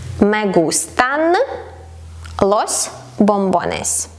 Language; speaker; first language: Spanish; non-native, fluent; Ukrainian